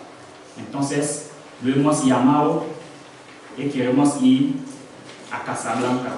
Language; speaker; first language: Spanish; non-native, learner; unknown